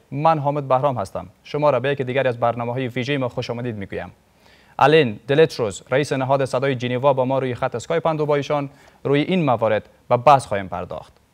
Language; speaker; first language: Persian; native; Persian